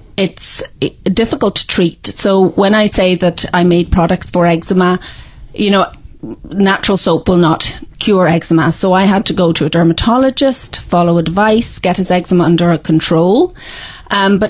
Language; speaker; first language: English; native; English